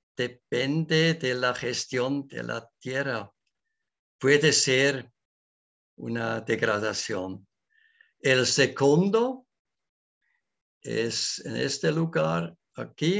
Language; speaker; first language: Spanish; non-native, learner; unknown